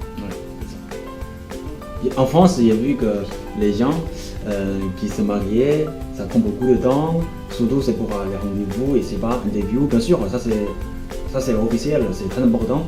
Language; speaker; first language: French; non-native, fluent; Chinese